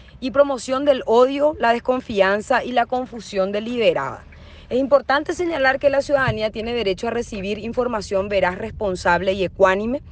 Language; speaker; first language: Spanish; native; Spanish